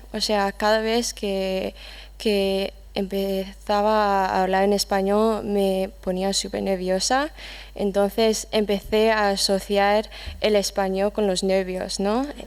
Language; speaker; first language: Spanish; non-native, fluent; English